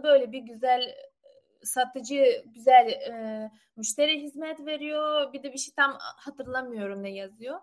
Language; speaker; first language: Turkish; non-native, learner; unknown